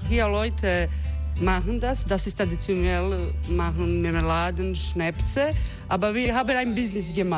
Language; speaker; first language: German; non-native, fluent; Croatian